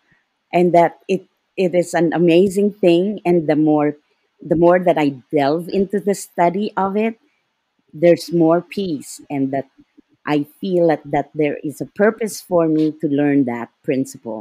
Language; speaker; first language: English; non-native, local second language; Filipino